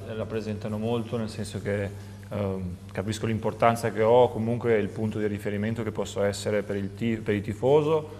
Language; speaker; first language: Italian; non-native, fluent; Albanian